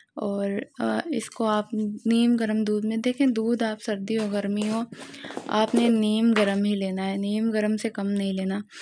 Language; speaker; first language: Urdu; non-native, local second language; Pashto